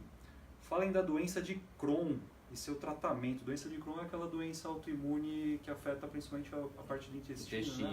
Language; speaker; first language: Portuguese; native; Portuguese